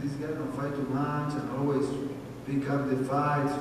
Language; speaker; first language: English; non-native, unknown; Spanish